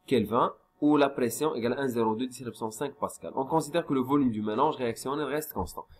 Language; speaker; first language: French; non-native, local second language; Arabic